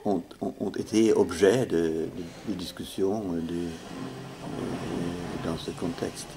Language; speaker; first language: French; non-native, fluent; Swedish